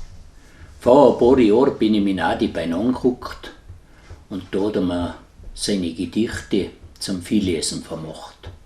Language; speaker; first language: German; native; German